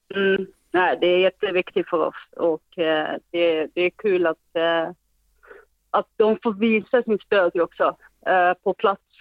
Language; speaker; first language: Swedish; non-native, fluent; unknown